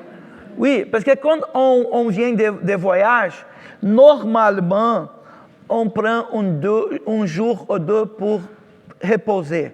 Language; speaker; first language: French; non-native, fluent; Portuguese